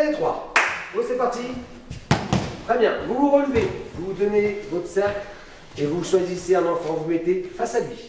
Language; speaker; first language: French; native; French